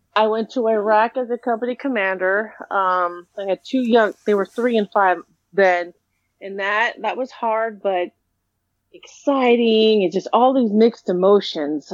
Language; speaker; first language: English; native; English